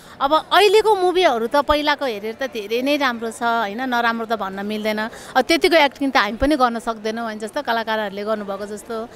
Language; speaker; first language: Nepali; native; Nepali